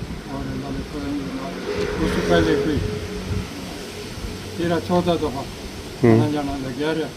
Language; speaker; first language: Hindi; non-native, local second language; Punjabi